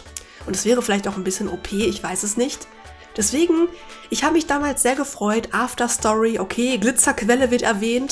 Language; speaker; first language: German; native; German